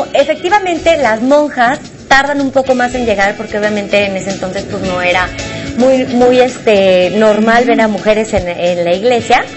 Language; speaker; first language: Spanish; native; Spanish